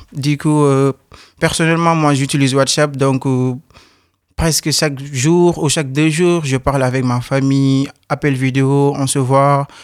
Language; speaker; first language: French; non-native, local second language; Wolof